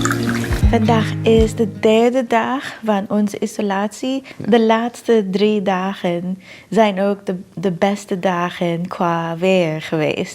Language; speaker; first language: Dutch; non-native, fluent; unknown